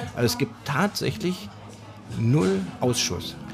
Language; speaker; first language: German; native; German